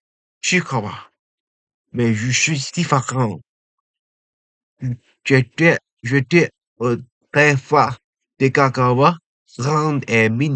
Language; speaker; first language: French; non-native, learner; Japanese